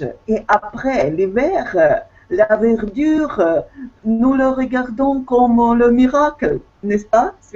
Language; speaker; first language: French; non-native, fluent; Russian